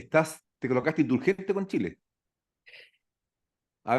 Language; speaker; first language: Spanish; native; Spanish